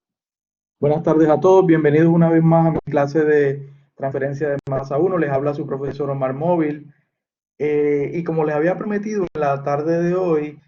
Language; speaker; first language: Spanish; native; Spanish